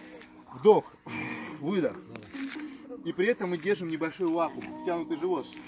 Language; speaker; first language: Russian; native; Russian